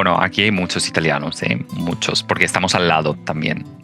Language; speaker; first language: Spanish; non-native, fluent; Italian